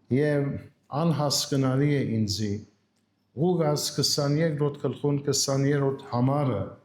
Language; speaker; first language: Armenian; early bilingual, heritage; Armenian